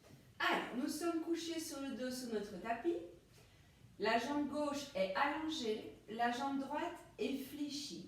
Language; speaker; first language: French; native; French